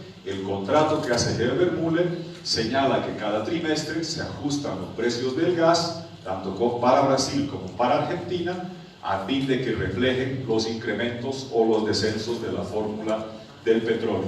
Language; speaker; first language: Spanish; native; Spanish